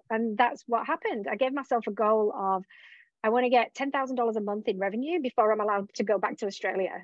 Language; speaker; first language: English; native; English